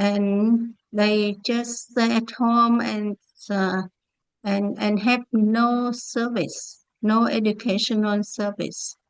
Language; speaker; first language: English; non-native, learner; Vietnamese